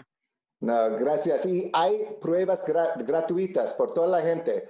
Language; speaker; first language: Spanish; non-native, local second language; English